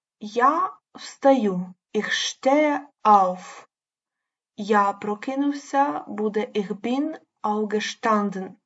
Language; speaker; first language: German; non-native, learner; Ukrainian